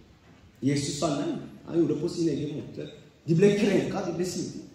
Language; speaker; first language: Norwegian; early bilingual, other home language; Oromo